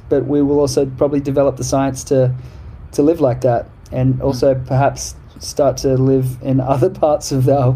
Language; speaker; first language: English; native; English